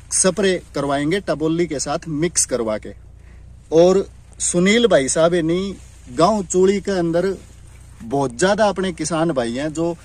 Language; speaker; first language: Hindi; native; Hindi